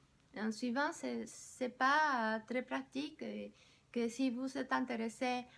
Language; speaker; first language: French; non-native, fluent; Spanish